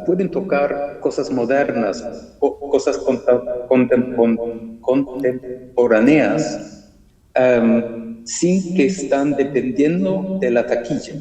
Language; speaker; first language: Spanish; early bilingual, heritage; German